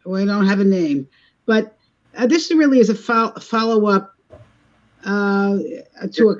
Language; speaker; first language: English; native; English